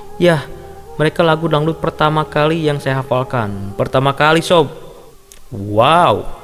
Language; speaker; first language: Indonesian; native; Indonesian